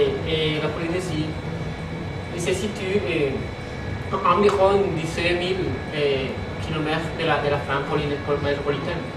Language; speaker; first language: French; non-native, learner; Spanish